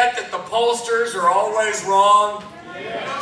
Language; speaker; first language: English; native; English